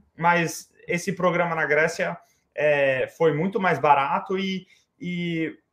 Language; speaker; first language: Portuguese; early bilingual, heritage; English